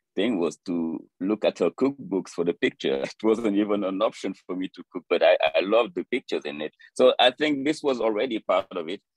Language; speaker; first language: English; non-native, fluent; French